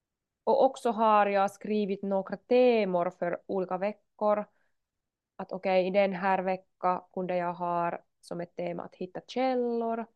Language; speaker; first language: Swedish; non-native, local second language; Finnish